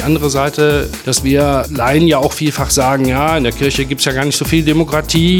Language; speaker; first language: German; native; German